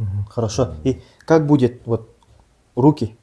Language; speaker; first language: Russian; non-native, local second language; Yakut